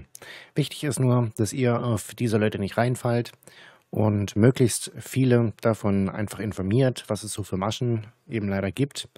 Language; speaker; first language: German; native; German